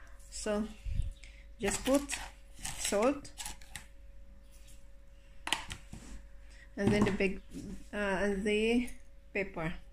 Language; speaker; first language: English; non-native, local second language; Cebuano